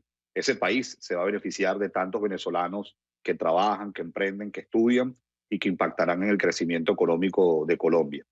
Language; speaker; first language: Spanish; native; Spanish